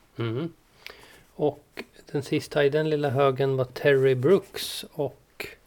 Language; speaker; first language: Swedish; native; Swedish